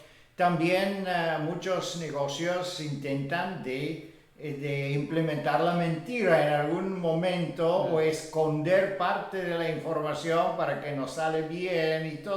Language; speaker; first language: Spanish; non-native, fluent; Bulgarian